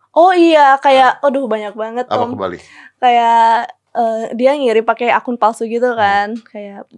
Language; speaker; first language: Indonesian; native; Indonesian